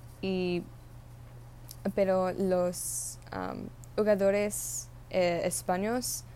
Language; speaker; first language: Spanish; non-native, learner; English